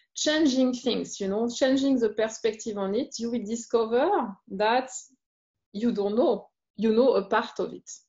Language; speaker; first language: English; non-native, fluent; French